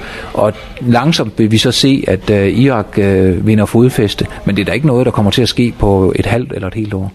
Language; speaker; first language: Danish; native; Danish